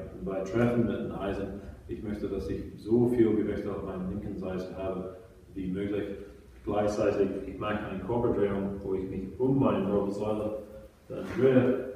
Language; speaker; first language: German; non-native, fluent; English